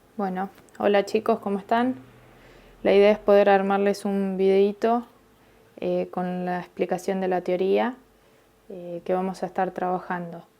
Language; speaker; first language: Spanish; native; Spanish